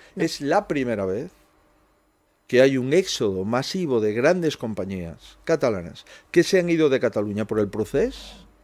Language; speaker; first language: Spanish; native; Spanish